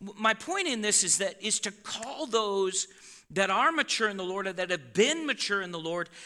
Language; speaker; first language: English; native; English